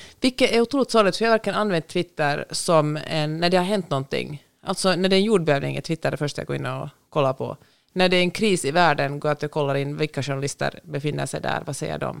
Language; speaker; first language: Swedish; native; Swedish